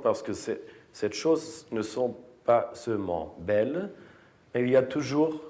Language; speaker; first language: French; non-native, fluent; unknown